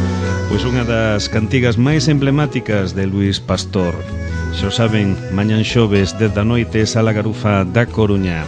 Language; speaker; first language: Spanish; non-native, local second language; Galician